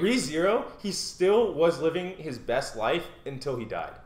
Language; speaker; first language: English; native; English